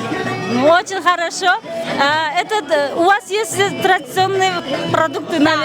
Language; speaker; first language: Russian; non-native, fluent; Turkmen